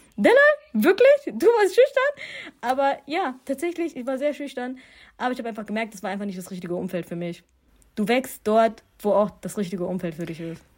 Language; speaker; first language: German; early bilingual, other home language; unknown